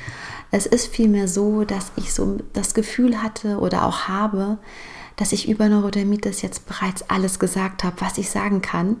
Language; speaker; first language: German; native; German